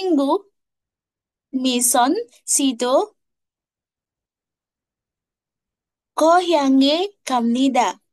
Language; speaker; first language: Korean; non-native, learner; Indonesian